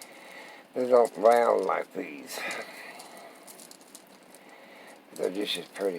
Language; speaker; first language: English; native; English